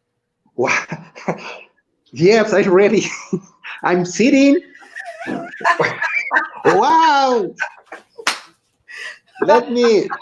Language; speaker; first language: English; non-native, learner; Spanish